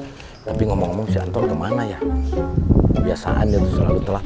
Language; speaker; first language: Indonesian; native; Indonesian